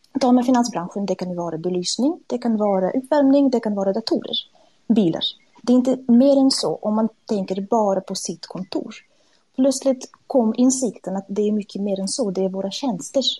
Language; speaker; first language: Swedish; non-native, fluent; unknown